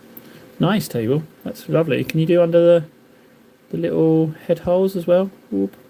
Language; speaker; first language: English; native; English